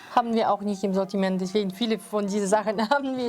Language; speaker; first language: German; non-native, fluent; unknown